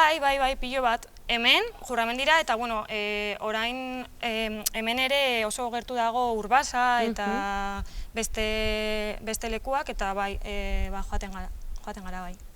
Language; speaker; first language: Basque; non-native, local second language; Spanish